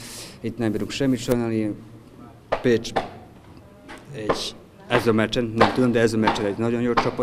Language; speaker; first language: Hungarian; non-native, fluent; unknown